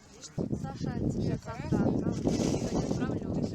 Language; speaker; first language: Russian; native; Russian